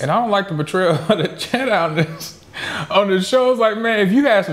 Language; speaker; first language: English; native; English